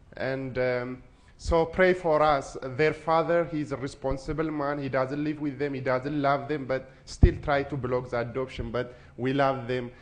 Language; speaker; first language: English; non-native, fluent; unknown